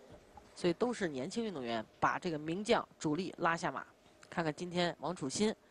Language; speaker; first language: Chinese; native; Chinese